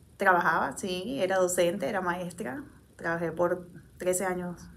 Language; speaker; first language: Spanish; native; Spanish